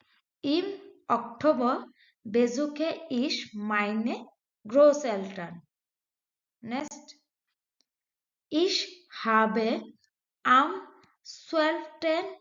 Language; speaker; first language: German; non-native, fluent; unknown